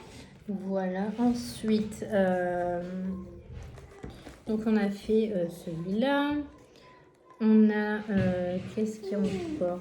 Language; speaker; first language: French; native; French